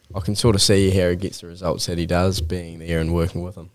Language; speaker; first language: English; native; English